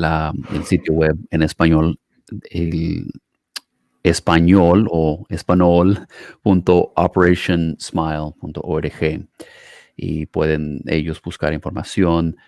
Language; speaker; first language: Spanish; non-native, fluent; English